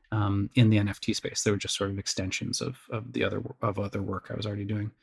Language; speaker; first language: English; native; English